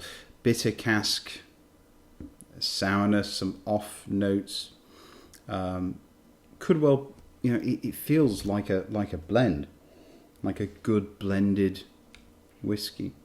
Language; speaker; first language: English; native; English